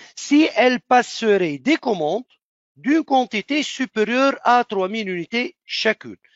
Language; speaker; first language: French; non-native, local second language; Arabic